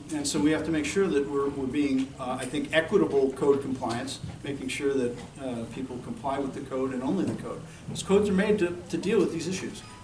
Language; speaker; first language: English; native; English